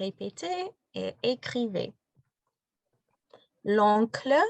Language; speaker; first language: French; non-native, fluent; English